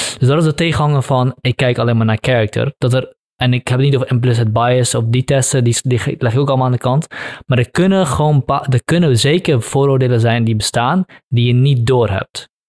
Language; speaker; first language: Dutch; early bilingual, other home language; Kurdish